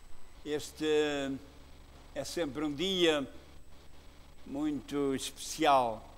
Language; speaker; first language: Portuguese; native; Portuguese